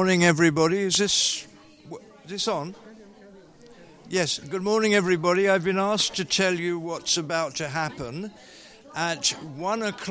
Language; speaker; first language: English; native; English